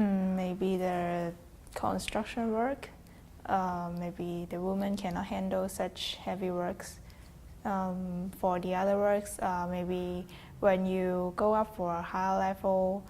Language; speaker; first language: English; non-native, fluent; Chinese